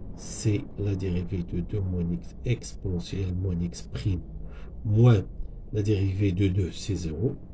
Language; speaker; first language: French; non-native, local second language; Arabic